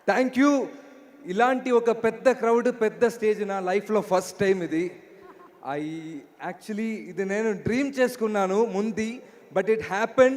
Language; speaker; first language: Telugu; non-native, learner; Malayalam